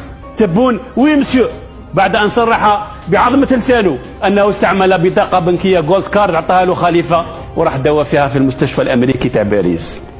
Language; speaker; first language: Arabic; native; Arabic